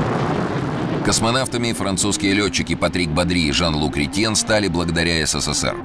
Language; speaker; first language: Russian; native; Russian